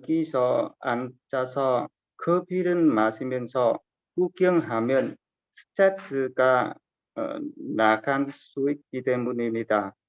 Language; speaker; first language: Korean; non-native, learner; Vietnamese